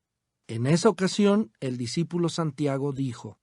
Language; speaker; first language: Spanish; native; Spanish